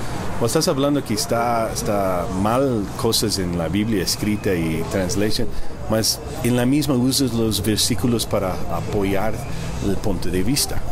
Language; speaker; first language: Spanish; early bilingual, heritage; Spanish